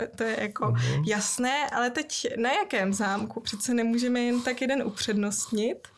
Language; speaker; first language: Czech; native; Czech